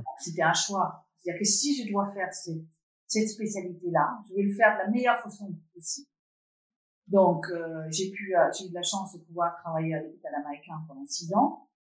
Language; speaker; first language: French; non-native, fluent; Danish